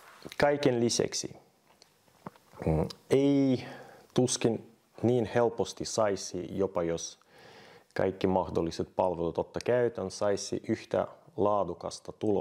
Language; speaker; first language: Finnish; non-native, fluent; Russian